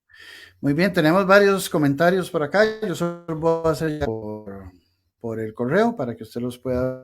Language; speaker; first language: Spanish; native; Spanish